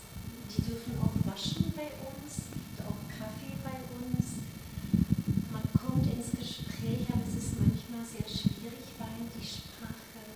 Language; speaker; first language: German; non-native, learner; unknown